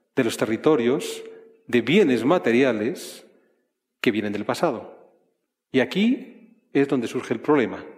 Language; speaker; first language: Spanish; native; Spanish